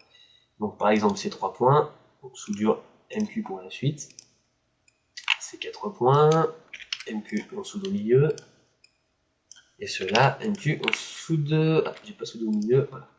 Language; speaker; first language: French; native; French